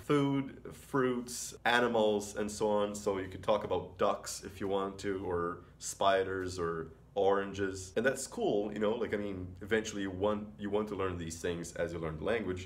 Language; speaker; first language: English; non-native, fluent; Portuguese